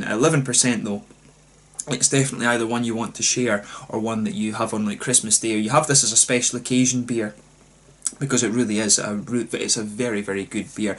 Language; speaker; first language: English; native; English